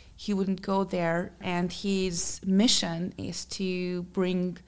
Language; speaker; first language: English; non-native, fluent; Hungarian